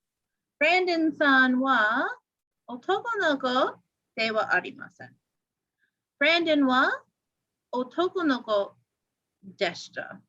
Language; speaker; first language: Japanese; non-native, fluent; English